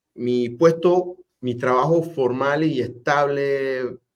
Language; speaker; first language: Spanish; native; Spanish